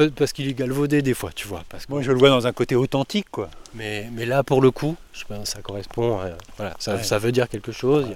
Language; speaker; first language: French; native; French